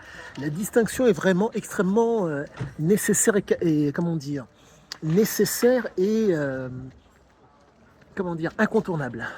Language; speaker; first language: French; native; French